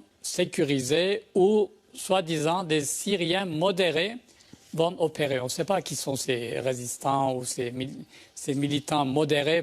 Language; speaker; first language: French; native; French